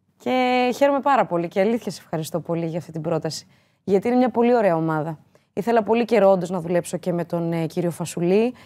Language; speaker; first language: Greek; native; Greek